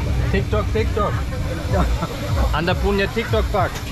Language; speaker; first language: Indonesian; non-native, learner; German